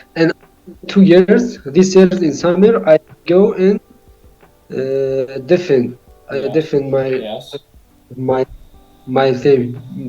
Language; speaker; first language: English; non-native, learner; Tajik